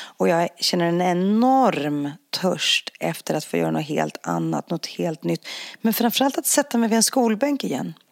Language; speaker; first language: Swedish; early bilingual, other home language; Greek